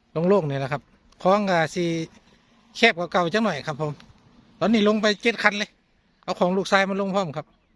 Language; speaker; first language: Thai; non-native, local second language; Northeastern Thai